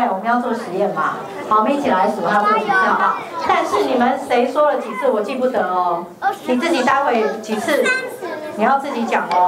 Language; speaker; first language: Chinese; native; Chinese